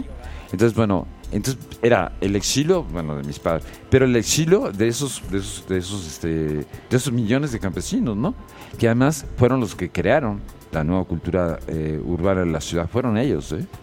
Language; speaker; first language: Spanish; native; Spanish